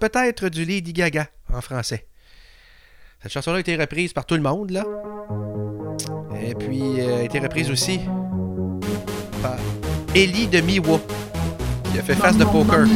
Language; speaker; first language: French; native; French